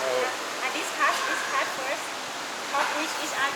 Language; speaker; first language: English; non-native, learner; Thai